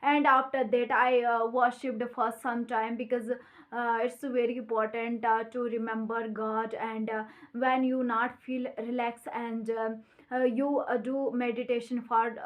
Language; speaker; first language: English; non-native, learner; Hindi